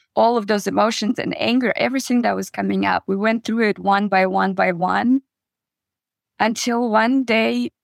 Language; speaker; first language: English; non-native, fluent; Russian